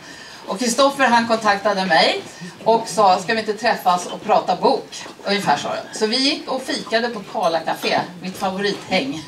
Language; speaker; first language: Swedish; native; Swedish